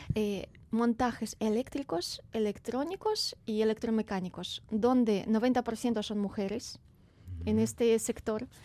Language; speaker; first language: Spanish; non-native, fluent; Ukrainian